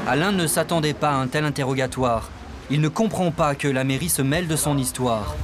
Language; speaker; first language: French; native; French